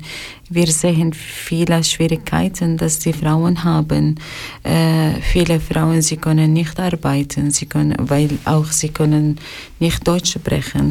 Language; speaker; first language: German; non-native, learner; Arabic